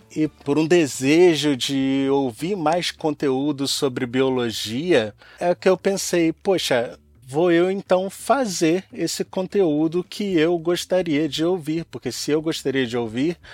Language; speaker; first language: Portuguese; native; Portuguese